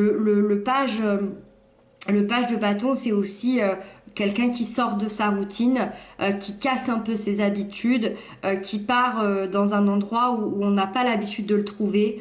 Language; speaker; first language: French; native; French